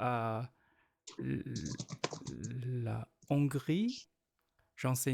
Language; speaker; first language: French; non-native, learner; Chinese